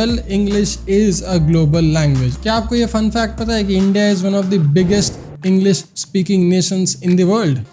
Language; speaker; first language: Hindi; non-native, local second language; Bangla